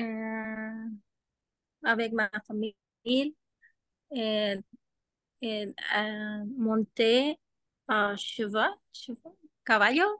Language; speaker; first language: French; non-native, learner; Spanish